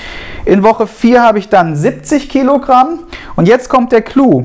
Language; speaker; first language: German; native; German